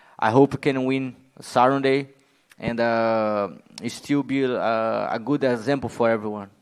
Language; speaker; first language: English; non-native, learner; Portuguese